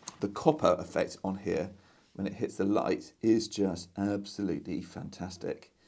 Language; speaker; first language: English; native; English